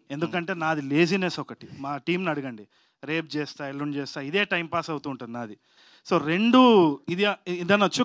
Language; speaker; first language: Telugu; native; Telugu